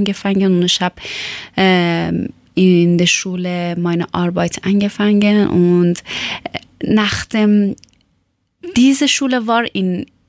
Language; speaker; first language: German; non-native, learner; Persian